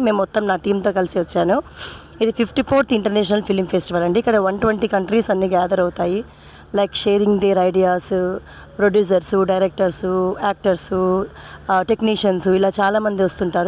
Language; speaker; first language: Telugu; native; Telugu